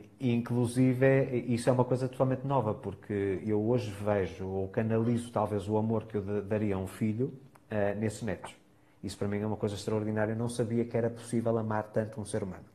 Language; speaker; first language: Portuguese; native; Portuguese